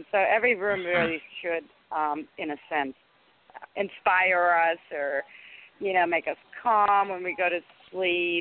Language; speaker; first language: English; non-native, fluent; Danish